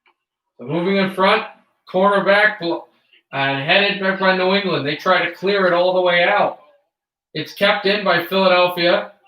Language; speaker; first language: English; native; English